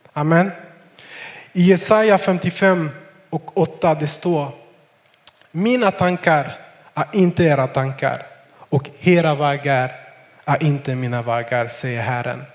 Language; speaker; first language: Swedish; non-native, fluent; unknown